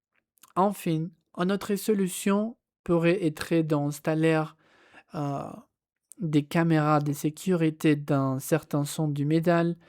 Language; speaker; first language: French; non-native, learner; Spanish